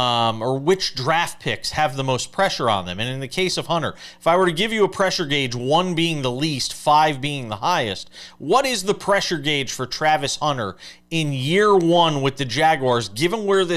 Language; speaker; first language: English; native; English